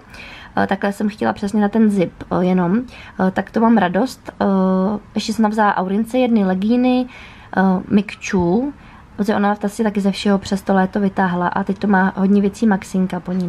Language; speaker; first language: Czech; native; Czech